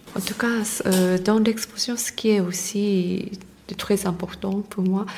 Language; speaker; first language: French; non-native, fluent; Japanese